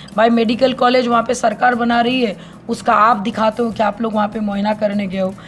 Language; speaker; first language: Hindi; non-native, local second language; Bangla